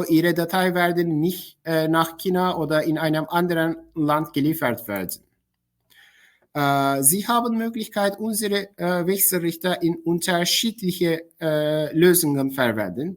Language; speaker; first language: German; non-native, fluent; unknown